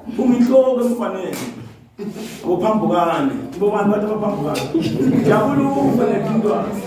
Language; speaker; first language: Zulu; non-native, local second language; Swati